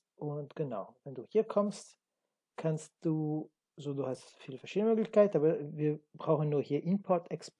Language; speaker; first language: German; non-native, learner; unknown